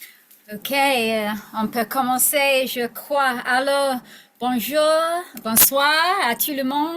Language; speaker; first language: French; non-native, learner; English